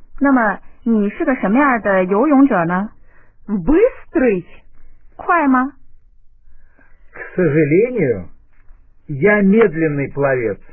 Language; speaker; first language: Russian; non-native, fluent; Chinese